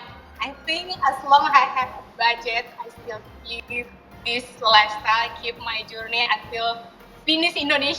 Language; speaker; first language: English; non-native, learner; Indonesian